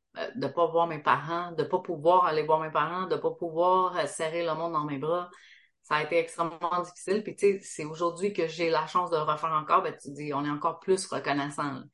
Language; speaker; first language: French; native; French